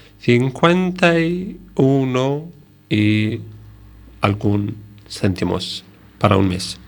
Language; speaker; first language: Spanish; non-native, learner; Arabic